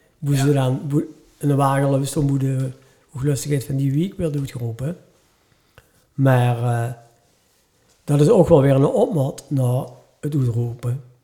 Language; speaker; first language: Dutch; native; Dutch